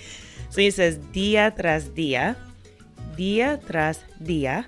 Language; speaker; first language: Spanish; non-native, fluent; English